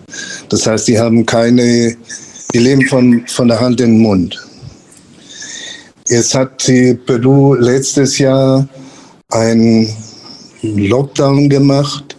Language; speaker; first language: German; non-native, fluent; Spanish